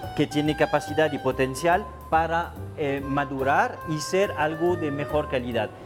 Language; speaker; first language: Spanish; non-native, fluent; French